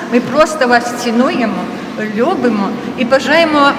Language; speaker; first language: Ukrainian; non-native, local second language; Russian